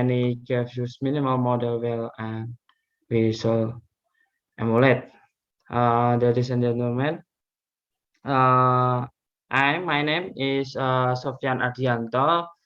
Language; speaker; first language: English; non-native, learner; Indonesian